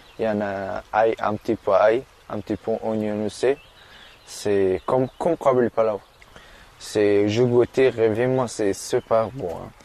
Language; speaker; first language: French; non-native, learner; Persian